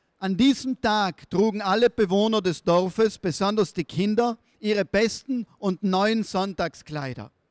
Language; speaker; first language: German; native; German